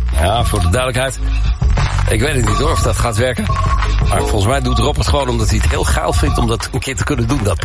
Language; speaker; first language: Dutch; native; Dutch